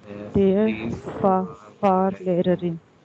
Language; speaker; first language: German; non-native, learner; Hindi